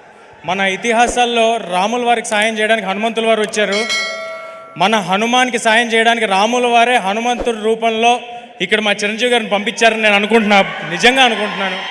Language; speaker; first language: Telugu; native; Telugu